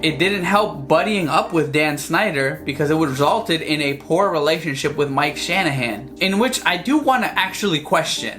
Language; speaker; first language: English; native; English